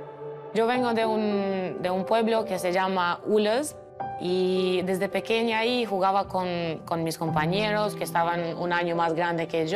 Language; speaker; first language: Spanish; non-native, fluent; Albanian